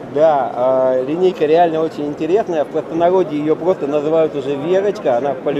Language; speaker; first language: Russian; native; Russian